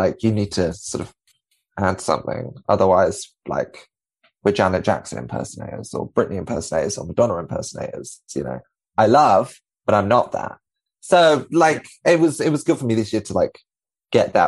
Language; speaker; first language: English; native; English